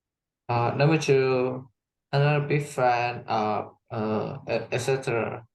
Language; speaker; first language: English; non-native, learner; Vietnamese